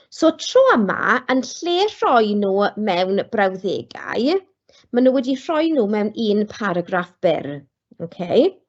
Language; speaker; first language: Welsh; non-native, local second language; English